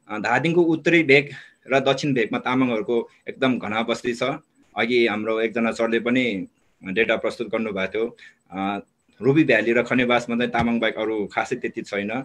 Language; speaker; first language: Nepali; non-native, local second language; Eastern Tamang